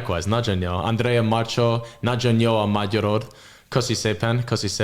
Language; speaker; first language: Hungarian; non-native, learner; English